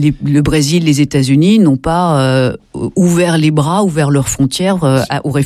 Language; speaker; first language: French; native; French